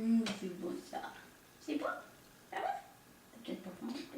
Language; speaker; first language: French; native; French